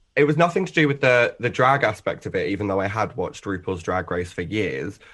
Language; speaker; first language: English; native; English